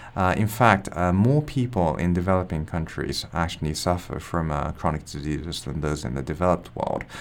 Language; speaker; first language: English; non-native, fluent; Japanese